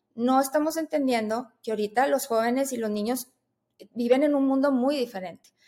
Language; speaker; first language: Spanish; native; Spanish